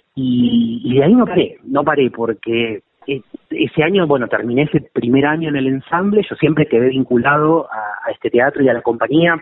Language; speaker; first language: Spanish; native; Spanish